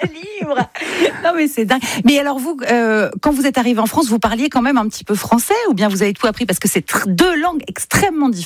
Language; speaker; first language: French; native; French